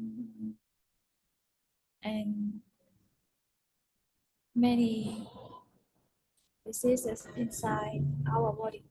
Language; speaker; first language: English; non-native, learner; Vietnamese